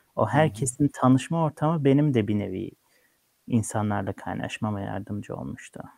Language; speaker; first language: Turkish; native; Turkish